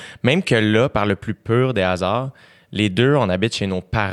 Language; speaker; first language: French; native; French